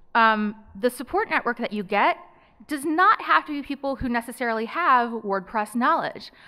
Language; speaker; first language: English; native; English